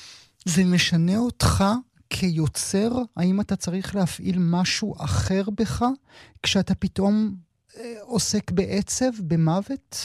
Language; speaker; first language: Hebrew; native; Hebrew